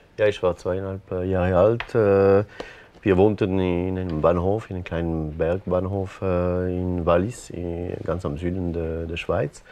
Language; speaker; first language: German; non-native, local second language; French